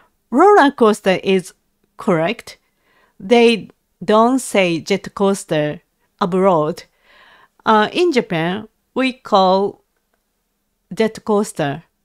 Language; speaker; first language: English; non-native, learner; Japanese